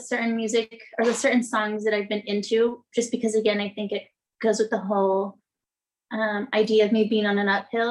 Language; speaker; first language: English; native; English